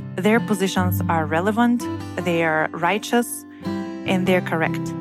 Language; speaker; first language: English; non-native, fluent; Bulgarian